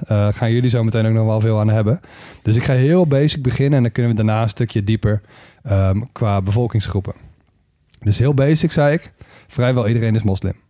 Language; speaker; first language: Dutch; native; Dutch